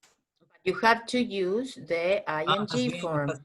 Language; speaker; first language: English; non-native, fluent; Spanish